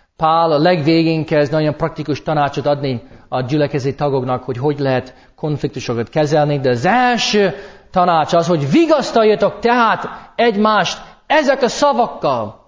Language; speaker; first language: Hungarian; non-native, fluent; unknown